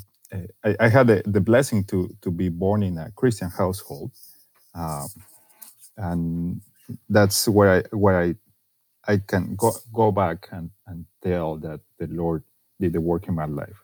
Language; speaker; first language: English; non-native, fluent; Spanish